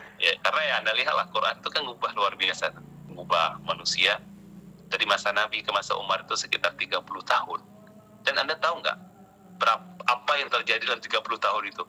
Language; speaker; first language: Indonesian; non-native, local second language; Achinese